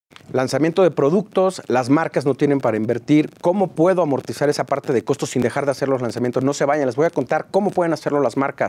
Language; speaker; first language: Spanish; native; Spanish